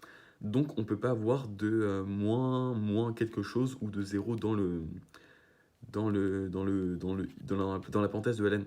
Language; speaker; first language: French; native; French